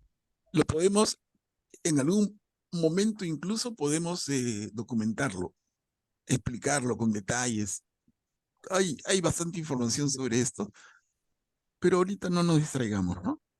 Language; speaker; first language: Spanish; native; Spanish